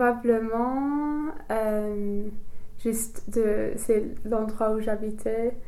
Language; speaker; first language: French; non-native, learner; English